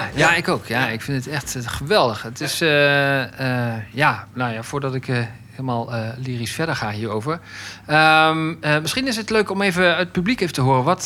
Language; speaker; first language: Dutch; native; Dutch